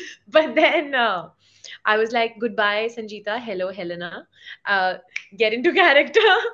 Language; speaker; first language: English; non-native, local second language; Hindi